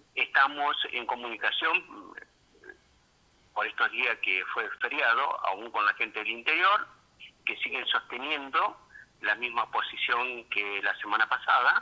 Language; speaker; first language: Spanish; native; Spanish